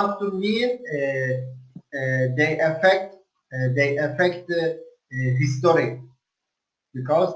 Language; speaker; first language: English; non-native, learner; Turkish